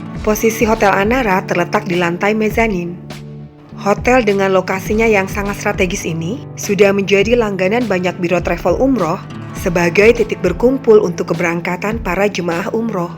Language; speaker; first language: Indonesian; native; Indonesian